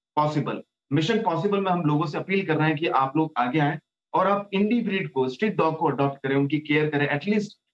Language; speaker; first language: Hindi; native; Hindi